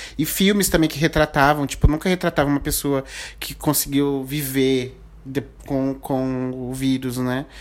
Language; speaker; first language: Portuguese; native; Portuguese